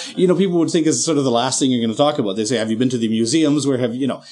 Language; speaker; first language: English; native; English